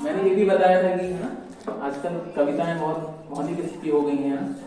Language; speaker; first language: Hindi; native; Hindi